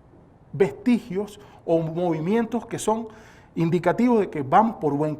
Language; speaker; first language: Spanish; native; Spanish